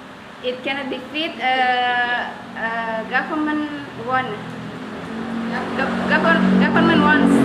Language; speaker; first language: English; non-native, learner; Indonesian